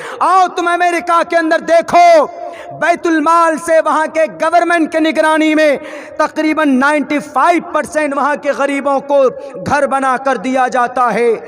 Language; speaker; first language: Urdu; native; Urdu